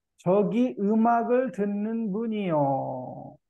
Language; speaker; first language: Korean; native; Korean